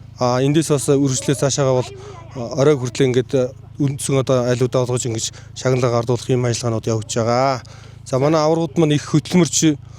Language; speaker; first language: Mongolian; native; Mongolian